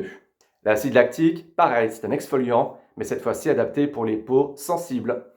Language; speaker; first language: French; native; French